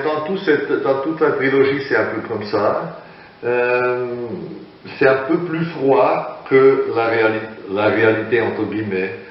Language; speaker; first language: French; non-native, fluent; German